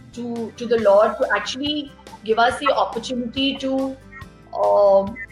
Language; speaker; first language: English; non-native, local second language; Tulu